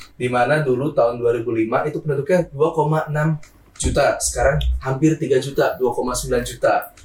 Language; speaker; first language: Indonesian; native; Indonesian